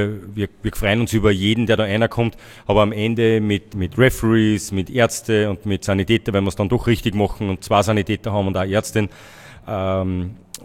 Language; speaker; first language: German; native; German